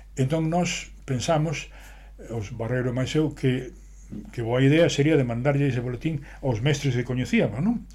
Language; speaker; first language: Galician; non-native, local second language; Spanish